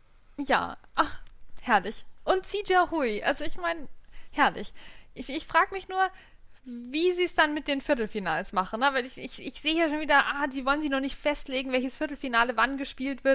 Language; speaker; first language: German; native; German